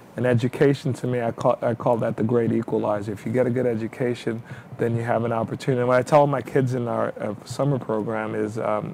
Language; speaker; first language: English; native; English